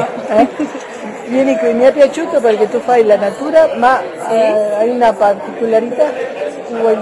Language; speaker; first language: Italian; non-native, learner; Spanish